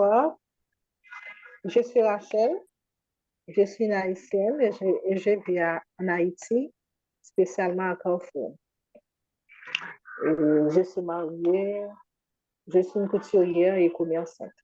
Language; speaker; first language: French; non-native, local second language; Haitian Creole